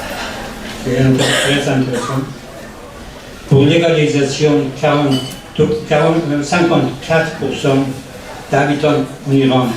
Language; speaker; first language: French; non-native, learner; Persian